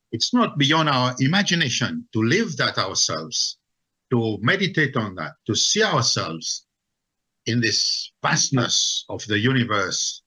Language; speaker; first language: English; non-native, fluent; Seselwa Creole French